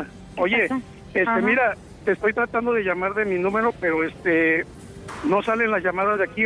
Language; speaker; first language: Spanish; native; Spanish